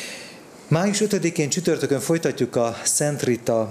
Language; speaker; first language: Hungarian; native; Hungarian